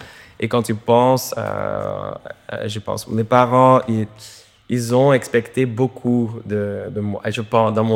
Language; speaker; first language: French; non-native, learner; Dutch